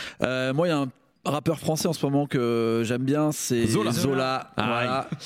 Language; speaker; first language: French; native; French